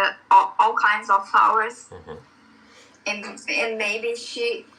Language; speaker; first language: English; non-native, learner; Portuguese